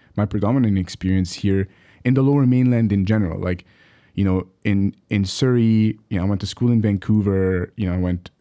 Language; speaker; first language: English; early bilingual, other home language; Arabic